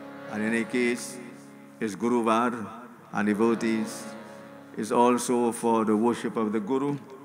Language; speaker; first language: English; native; English